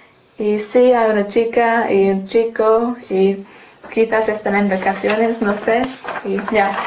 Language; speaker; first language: Spanish; non-native, learner; English